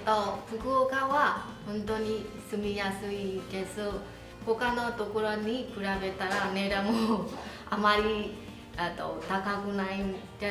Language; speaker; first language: Japanese; non-native, fluent; Burmese